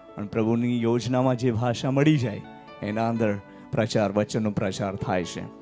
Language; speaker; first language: Gujarati; non-native, local second language; Marathi